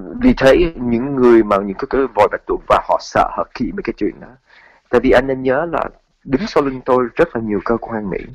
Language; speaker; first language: Vietnamese; early bilingual, heritage; Vietnamese